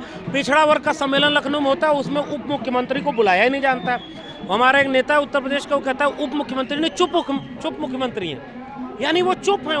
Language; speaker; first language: Hindi; native; Hindi